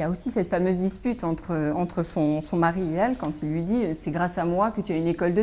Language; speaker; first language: French; native; French